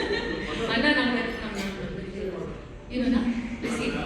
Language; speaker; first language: Kannada; non-native, learner; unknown